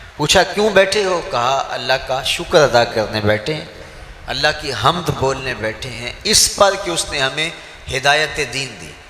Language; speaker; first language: Urdu; non-native, local second language; Punjabi